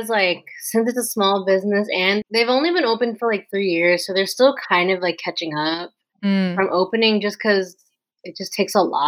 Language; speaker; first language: English; native; English